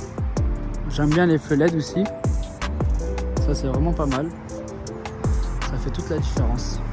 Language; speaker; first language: French; native; French